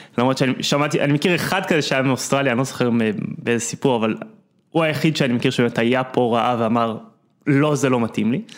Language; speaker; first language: Hebrew; native; Hebrew